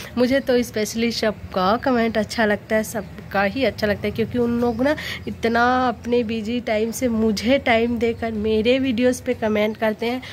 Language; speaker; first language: Hindi; native; Hindi